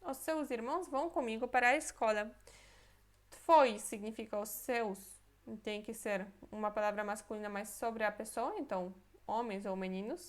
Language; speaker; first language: Portuguese; non-native, fluent; Polish